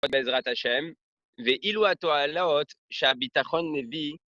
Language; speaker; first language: Hebrew; non-native, fluent; French